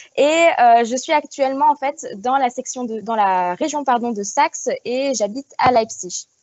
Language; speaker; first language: French; native; French